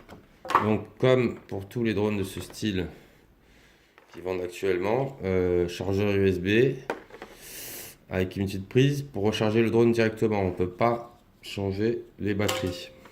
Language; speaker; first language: French; native; French